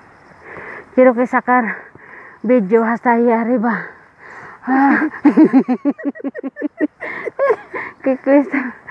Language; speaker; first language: Spanish; non-native, learner; Filipino